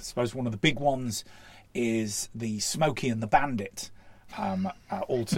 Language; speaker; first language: English; native; English